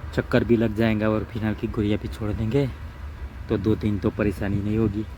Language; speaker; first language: Hindi; non-native, local second language; Gujarati